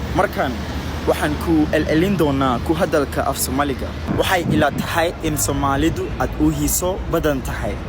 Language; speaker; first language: Somali; non-native, fluent; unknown